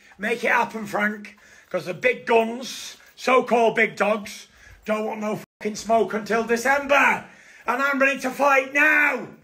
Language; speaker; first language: English; native; English